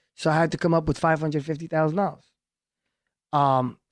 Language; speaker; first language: English; early bilingual, other home language; Hebrew